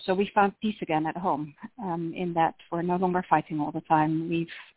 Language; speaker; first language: English; non-native, fluent; Dutch